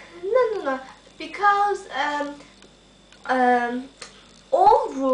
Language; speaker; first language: English; non-native, learner; Turkish